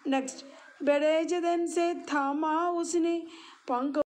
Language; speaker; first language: Hindi; non-native, local second language; Malayalam